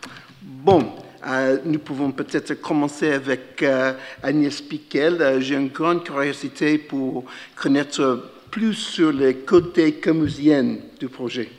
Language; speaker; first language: French; non-native, fluent; English